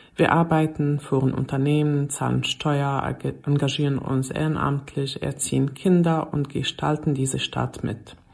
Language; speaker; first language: German; non-native, fluent; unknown